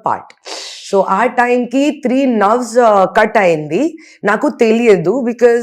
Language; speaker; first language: Telugu; non-native, local second language; Hindi